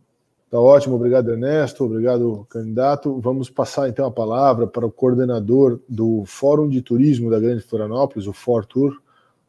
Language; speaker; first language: Portuguese; native; Portuguese